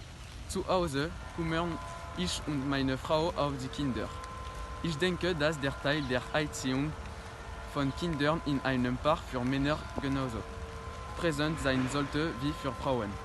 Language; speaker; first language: German; non-native, learner; French